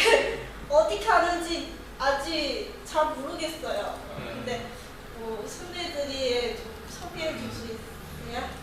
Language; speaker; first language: Korean; non-native, learner; Chinese